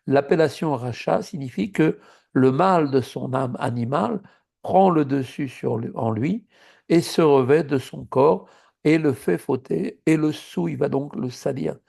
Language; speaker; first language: French; native; French